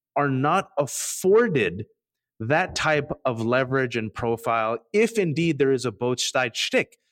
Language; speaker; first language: English; early bilingual, other home language; Urdu